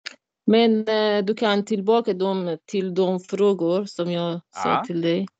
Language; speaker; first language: Swedish; non-native, learner; Arabic